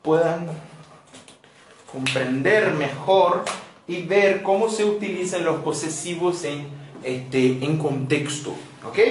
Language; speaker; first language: Spanish; non-native, fluent; Portuguese